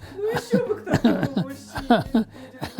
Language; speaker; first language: Russian; native; Russian